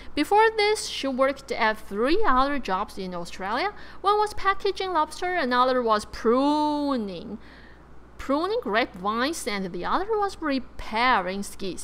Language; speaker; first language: English; non-native, fluent; Chinese